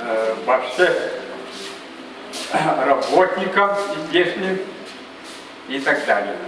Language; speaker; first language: Russian; non-native, local second language; Yakut